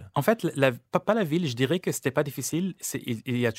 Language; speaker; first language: French; non-native, local second language; Arabic